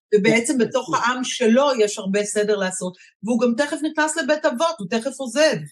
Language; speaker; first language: Hebrew; native; Hebrew